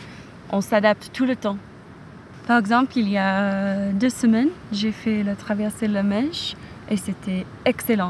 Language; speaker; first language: French; non-native, fluent; English